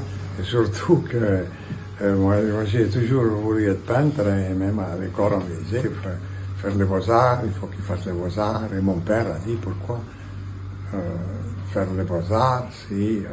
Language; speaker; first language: French; non-native, fluent; Catalan